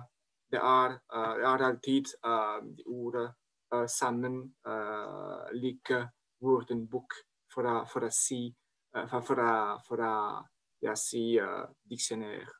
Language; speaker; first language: Norwegian; non-native, learner; French